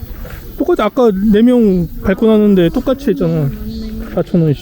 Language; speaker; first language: Korean; native; Korean